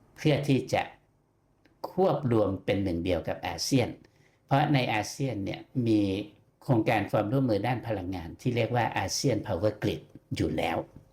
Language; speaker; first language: Thai; native; Thai